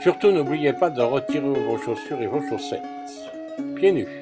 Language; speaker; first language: French; native; French